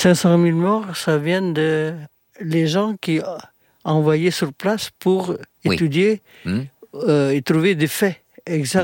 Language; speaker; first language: French; non-native, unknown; Indonesian